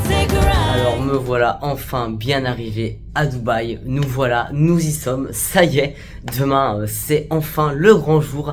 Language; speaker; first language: French; native; French